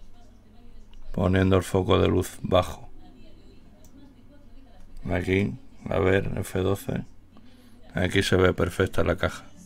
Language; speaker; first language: Spanish; native; Spanish